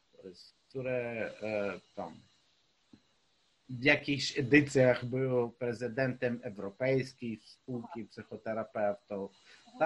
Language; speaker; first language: Polish; non-native, fluent; Ukrainian